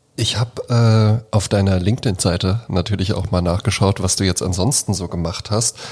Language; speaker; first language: German; native; German